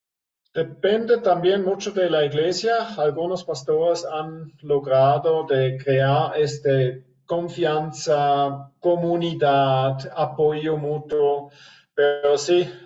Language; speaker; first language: Spanish; non-native, fluent; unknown